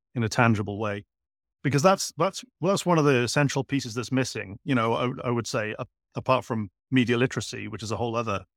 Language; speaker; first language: English; native; English